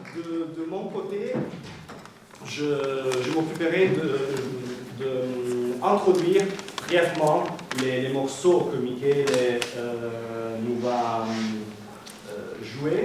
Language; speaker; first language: French; non-native, fluent; Italian